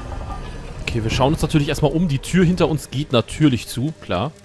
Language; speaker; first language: German; native; German